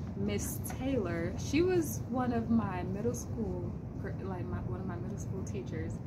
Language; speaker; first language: English; native; English